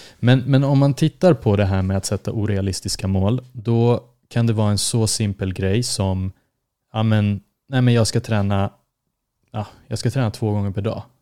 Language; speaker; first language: Swedish; early bilingual, other home language; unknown